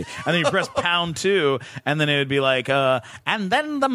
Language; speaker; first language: English; native; English